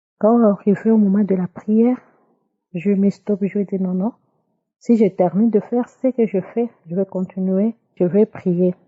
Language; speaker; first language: French; non-native, local second language; Lingala